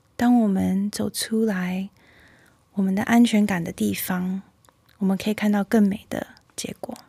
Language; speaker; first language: Chinese; early bilingual, heritage; Chinese